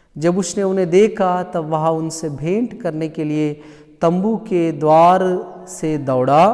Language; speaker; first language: Hindi; non-native, local second language; Telugu